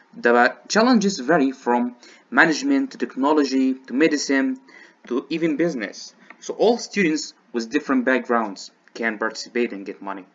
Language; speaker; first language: English; non-native, fluent; Arabic